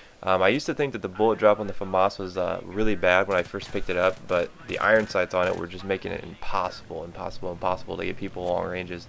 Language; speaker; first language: English; native; English